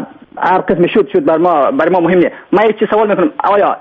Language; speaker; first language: Persian; native; Persian